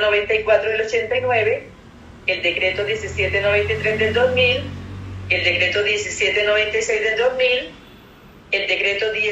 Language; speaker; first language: Spanish; native; Spanish